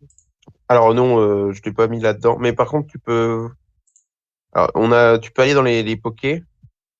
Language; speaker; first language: French; native; French